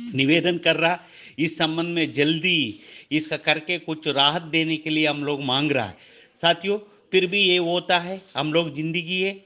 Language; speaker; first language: Hindi; non-native, local second language; Kannada